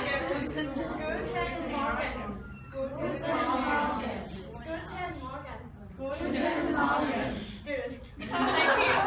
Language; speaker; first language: German; non-native, learner; Thai